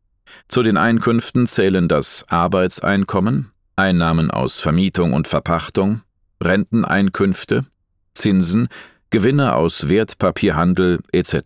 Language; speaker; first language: German; native; German